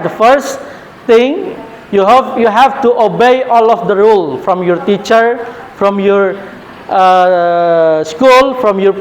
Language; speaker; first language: English; non-native, learner; Indonesian